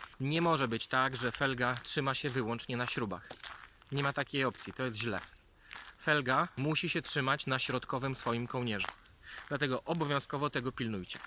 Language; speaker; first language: Polish; native; Polish